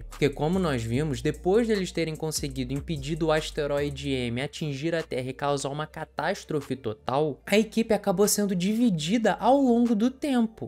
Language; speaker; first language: Portuguese; native; Portuguese